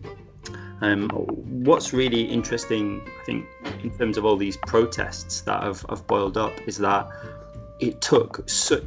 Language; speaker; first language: English; native; English